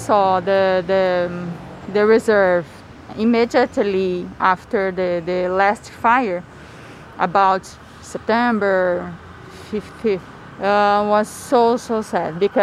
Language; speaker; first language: English; non-native, learner; Portuguese